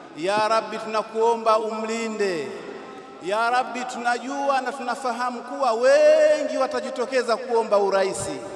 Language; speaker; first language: Swahili; native; Swahili